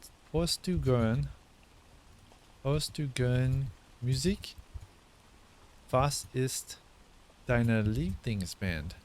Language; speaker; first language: German; non-native, learner; English